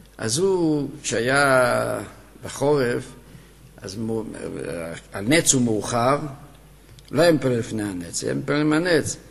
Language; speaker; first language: Hebrew; native; Hebrew